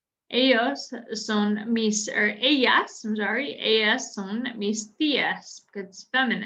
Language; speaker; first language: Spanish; non-native, fluent; English